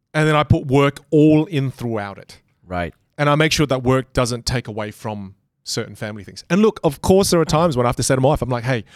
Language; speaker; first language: English; native; English